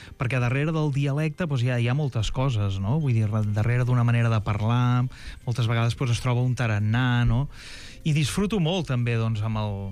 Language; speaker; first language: Catalan; native; Catalan